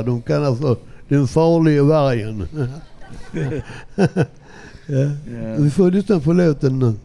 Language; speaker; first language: Swedish; non-native, learner; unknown